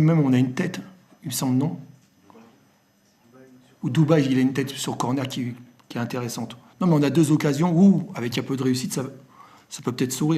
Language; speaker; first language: French; native; French